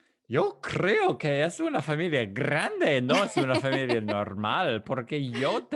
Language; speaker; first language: Spanish; non-native, fluent; English